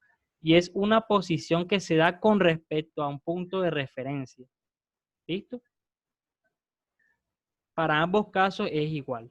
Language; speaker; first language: Spanish; native; Spanish